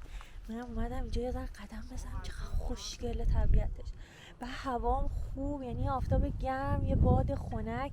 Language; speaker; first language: Persian; native; Persian